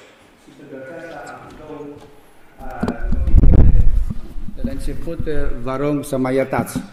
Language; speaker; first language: Romanian; non-native, learner; Greek